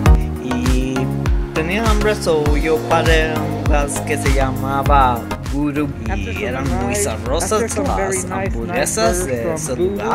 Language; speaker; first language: Spanish; non-native, learner; English